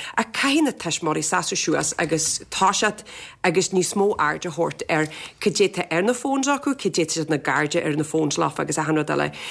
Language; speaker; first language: Irish; native; Irish